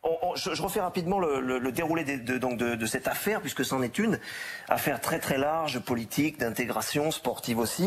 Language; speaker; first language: French; native; French